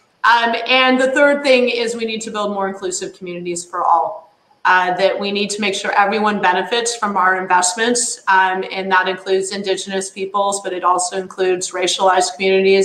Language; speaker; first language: English; native; English